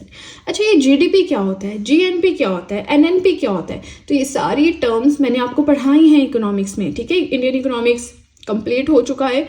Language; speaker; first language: Hindi; native; Hindi